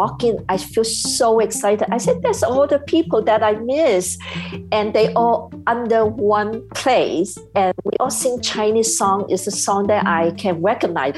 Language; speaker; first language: English; non-native, local second language; Cantonese